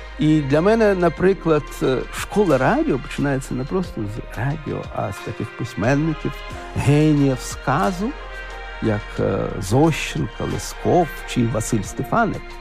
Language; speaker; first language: Ukrainian; non-native, local second language; Russian